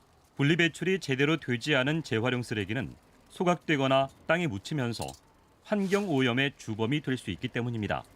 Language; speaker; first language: Korean; native; Korean